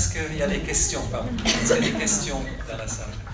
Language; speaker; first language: French; non-native, fluent; Dutch